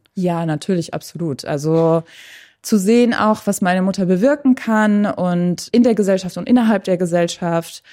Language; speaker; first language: German; early bilingual, other home language; Persian